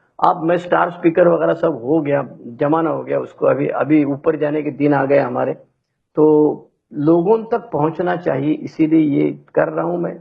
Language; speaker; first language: Hindi; non-native, local second language; Marathi